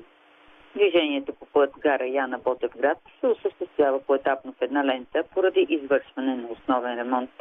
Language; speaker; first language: Bulgarian; native; Bulgarian